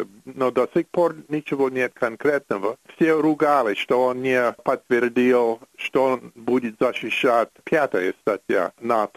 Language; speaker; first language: Russian; non-native, fluent; English